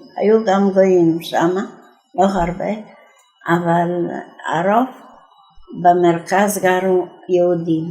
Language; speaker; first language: Hebrew; non-native, fluent; Yiddish